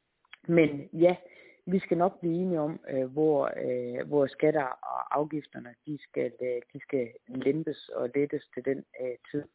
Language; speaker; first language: Danish; native; Danish